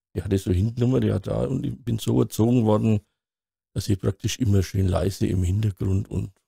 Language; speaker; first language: German; native; German